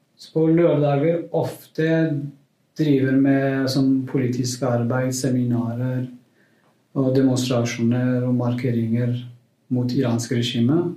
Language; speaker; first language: Norwegian; non-native, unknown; Kurdish